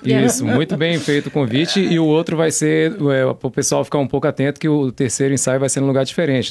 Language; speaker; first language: Portuguese; native; Portuguese